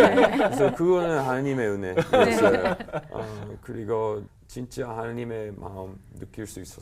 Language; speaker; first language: Korean; non-native, learner; English